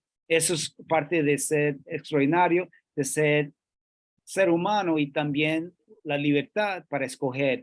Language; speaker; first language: Spanish; non-native, fluent; English